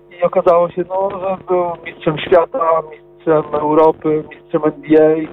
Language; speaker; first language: Polish; native; Polish